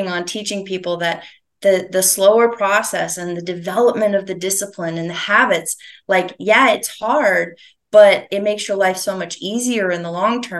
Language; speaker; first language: English; native; English